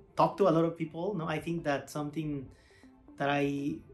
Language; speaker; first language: English; non-native, fluent; Spanish